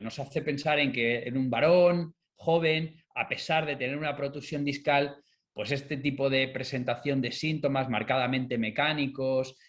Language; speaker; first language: Spanish; native; Spanish